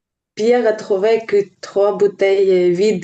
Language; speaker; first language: French; non-native, learner; Ukrainian